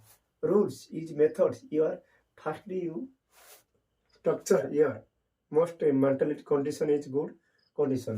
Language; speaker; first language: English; non-native, learner; Hindi